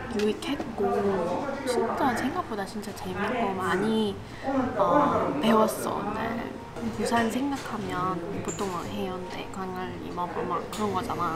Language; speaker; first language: Korean; non-native, learner; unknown